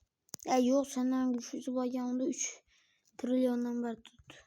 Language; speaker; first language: Turkish; non-native, learner; Uzbek